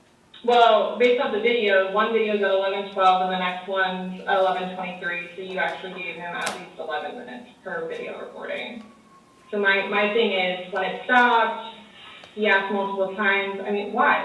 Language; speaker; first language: English; native; English